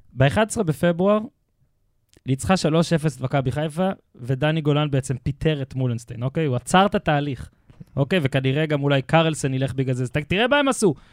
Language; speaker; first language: Hebrew; native; Hebrew